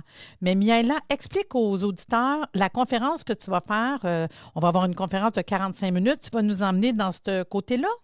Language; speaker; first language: French; native; French